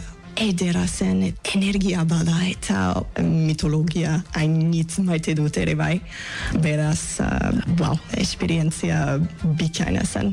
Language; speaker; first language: Basque; non-native, fluent; English